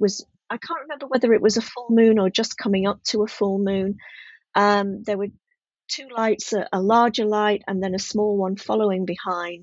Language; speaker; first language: English; native; English